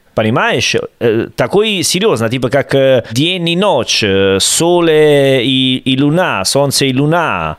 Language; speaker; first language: Russian; non-native, learner; Italian